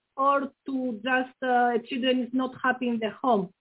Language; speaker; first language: English; non-native, fluent; Greek